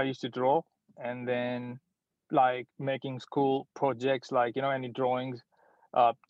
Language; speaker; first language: English; non-native, local second language; Punjabi